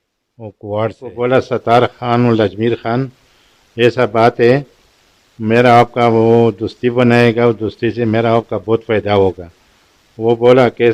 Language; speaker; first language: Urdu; non-native, local second language; Pashto